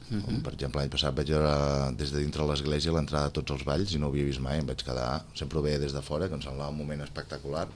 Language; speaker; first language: Catalan; native; Catalan